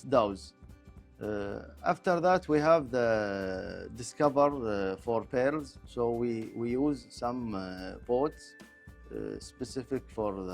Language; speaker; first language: English; non-native, local second language; Arabic